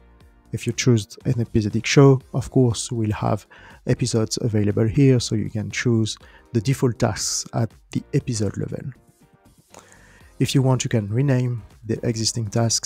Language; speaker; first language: English; non-native, fluent; French